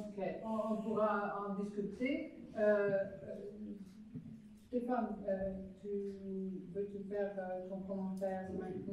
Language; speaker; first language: French; non-native, fluent; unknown